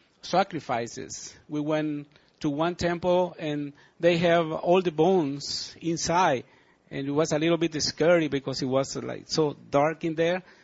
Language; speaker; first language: English; non-native, learner; Spanish